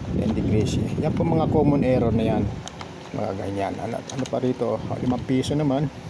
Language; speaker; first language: Filipino; non-native, local second language; Cebuano